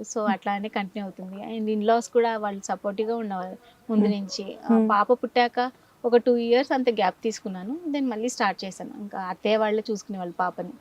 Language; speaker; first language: Telugu; native; Telugu